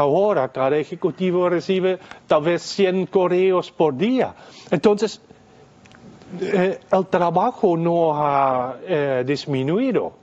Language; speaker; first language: Spanish; non-native, fluent; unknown